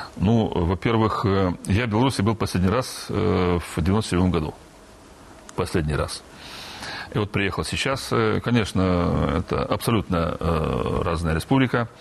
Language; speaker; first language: Russian; non-native, local second language; Romanian